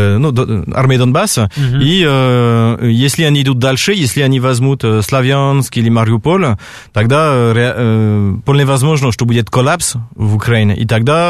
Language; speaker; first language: Russian; non-native, fluent; French